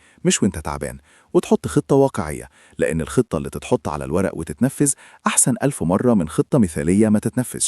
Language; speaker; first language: Arabic; native; Arabic